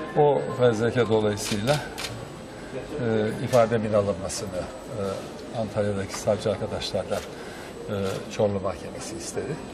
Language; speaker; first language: Turkish; native; Turkish